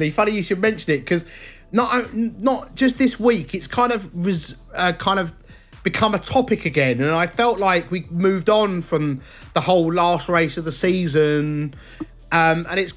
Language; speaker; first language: English; native; English